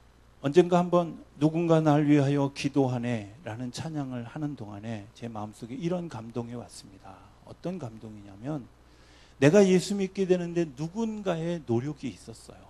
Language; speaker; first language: Korean; native; Korean